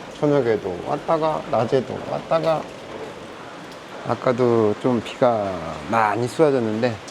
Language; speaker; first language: Korean; native; Korean